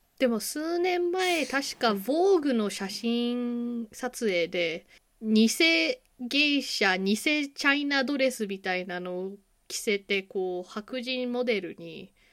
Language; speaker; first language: Japanese; native; Japanese